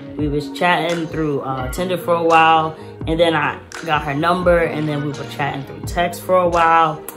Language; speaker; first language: English; native; English